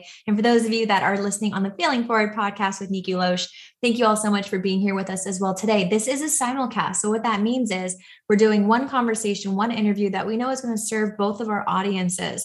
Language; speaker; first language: English; native; English